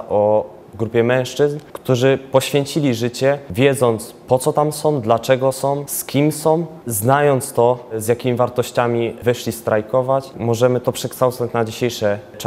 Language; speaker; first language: Polish; native; Polish